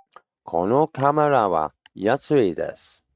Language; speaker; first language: Japanese; non-native, learner; English